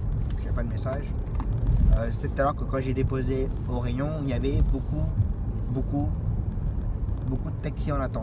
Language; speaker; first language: French; native; French